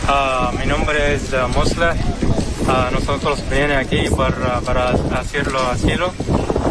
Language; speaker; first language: Spanish; non-native, learner; Arabic